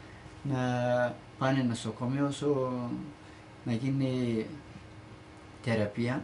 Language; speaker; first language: Greek; non-native, learner; Turkish